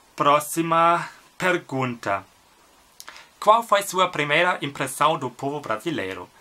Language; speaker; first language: Portuguese; non-native, learner; German